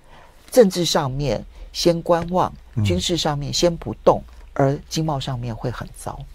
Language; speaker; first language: Chinese; native; Chinese